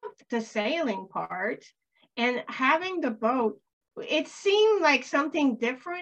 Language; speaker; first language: English; native; English